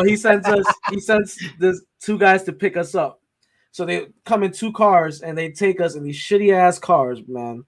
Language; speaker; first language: English; native; English